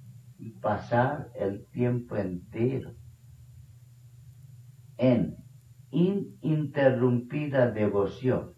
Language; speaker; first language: Spanish; non-native, fluent; Bangla